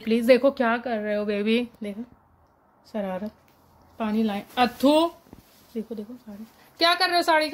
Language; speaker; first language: Hindi; native; Hindi